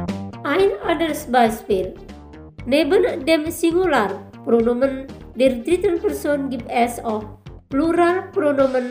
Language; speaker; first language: German; non-native, fluent; Indonesian